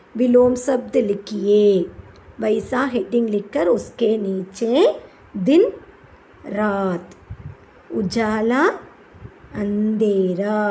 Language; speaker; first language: Hindi; non-native, local second language; Tamil